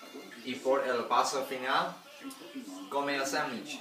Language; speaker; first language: Spanish; non-native, learner; English